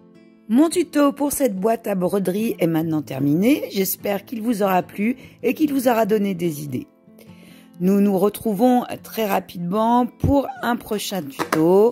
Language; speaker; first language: French; native; French